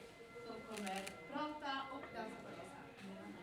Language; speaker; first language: Swedish; non-native, fluent; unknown